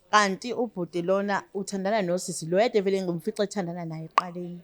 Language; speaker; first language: Zulu; native; Zulu